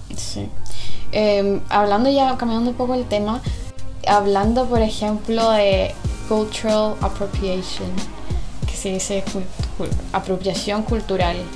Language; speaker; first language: Spanish; native; Spanish